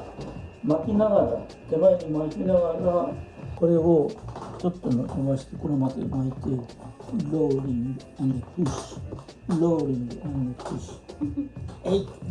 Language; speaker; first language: Japanese; native; Japanese